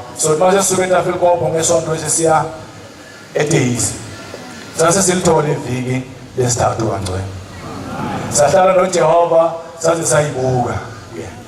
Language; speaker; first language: Zulu; native; Zulu